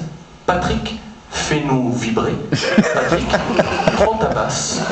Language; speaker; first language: French; native; French